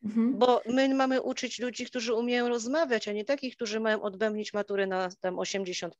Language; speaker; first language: Polish; native; Polish